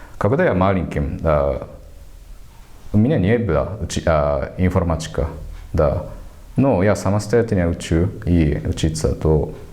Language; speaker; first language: Russian; non-native, learner; Japanese